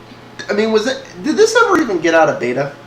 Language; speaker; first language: English; native; English